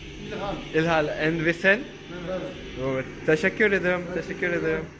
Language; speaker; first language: Turkish; non-native, learner; Urdu